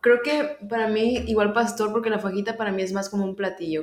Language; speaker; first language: Spanish; early bilingual, heritage; Spanish